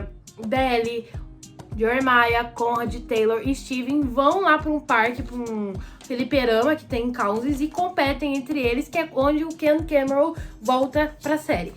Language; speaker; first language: Portuguese; native; Portuguese